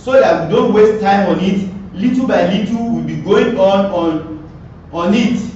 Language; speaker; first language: English; non-native, local second language; Yoruba